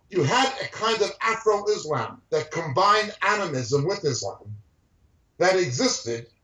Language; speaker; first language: English; native; English